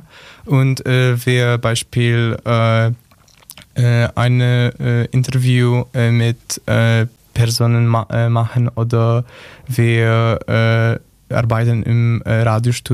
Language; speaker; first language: German; non-native, learner; Polish